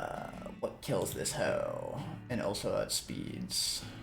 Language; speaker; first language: English; native; English